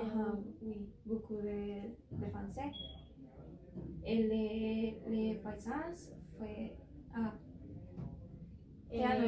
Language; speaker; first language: French; non-native, learner; Spanish